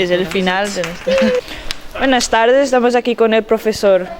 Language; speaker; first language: Spanish; non-native, learner; Portuguese